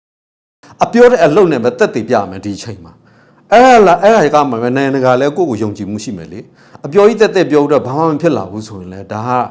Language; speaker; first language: Burmese; non-native, local second language; S'gaw Karen